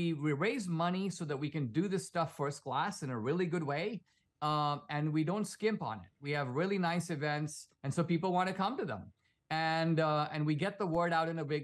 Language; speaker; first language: English; non-native, local second language; Konkani